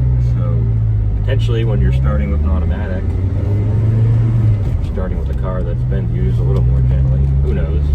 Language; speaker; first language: English; native; English